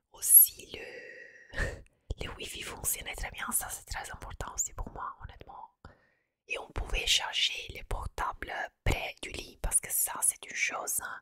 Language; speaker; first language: French; non-native, fluent; Italian